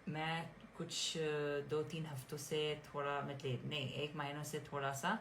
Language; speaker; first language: Hindi; non-native, fluent; English